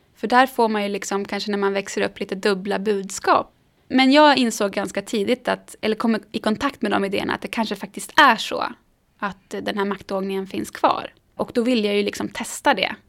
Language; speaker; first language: Swedish; native; Swedish